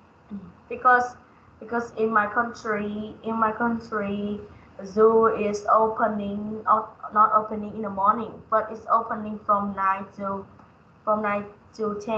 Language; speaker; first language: English; non-native, learner; Vietnamese